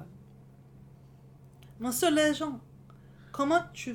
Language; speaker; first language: English; native; English